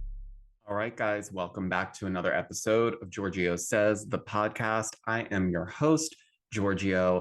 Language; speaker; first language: English; native; English